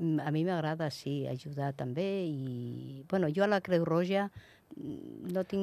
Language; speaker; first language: Catalan; non-native, local second language; Spanish